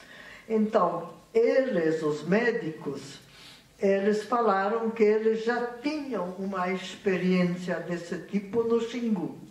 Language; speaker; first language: Portuguese; non-native, fluent; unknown